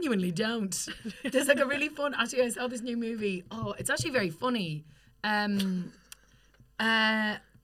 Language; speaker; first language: English; native; English